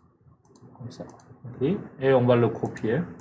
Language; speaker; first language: French; non-native, fluent; Korean